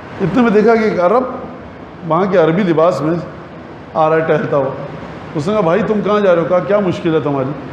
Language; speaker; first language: Urdu; native; Urdu